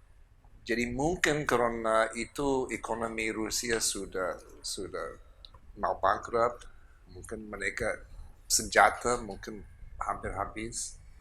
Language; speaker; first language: Indonesian; non-native, fluent; English